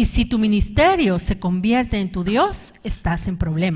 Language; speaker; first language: Spanish; native; Spanish